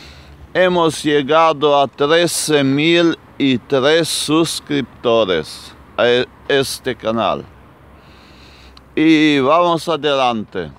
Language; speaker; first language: Spanish; non-native, fluent; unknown